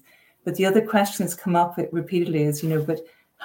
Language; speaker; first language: English; native; English